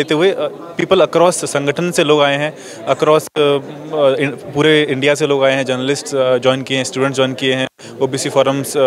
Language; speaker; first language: Hindi; native; Hindi